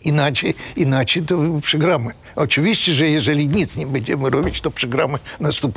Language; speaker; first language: Polish; non-native, fluent; Russian